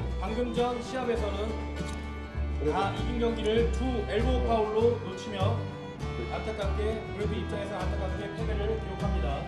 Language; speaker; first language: Korean; native; Korean